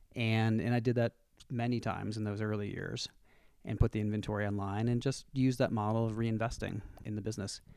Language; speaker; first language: English; native; English